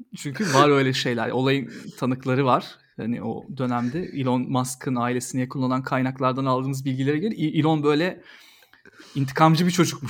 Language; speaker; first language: Turkish; native; Turkish